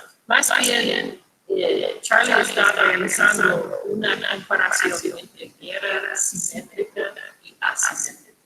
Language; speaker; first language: Spanish; non-native, fluent; English